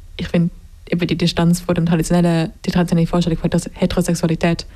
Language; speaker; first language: German; native; German